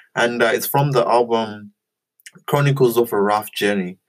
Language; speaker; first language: English; non-native, local second language; Shona